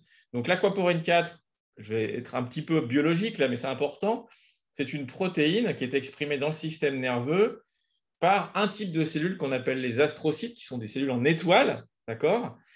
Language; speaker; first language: French; native; French